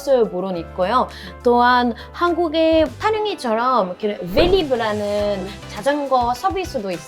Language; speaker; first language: Korean; non-native, fluent; French